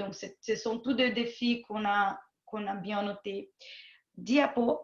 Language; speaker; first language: French; non-native, fluent; Portuguese